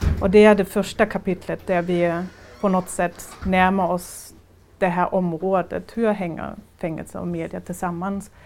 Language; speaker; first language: Swedish; non-native, fluent; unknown